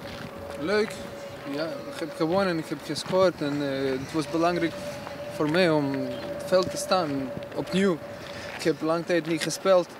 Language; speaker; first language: Dutch; non-native, learner; Ukrainian